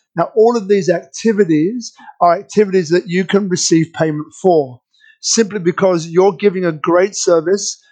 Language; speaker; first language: English; native; English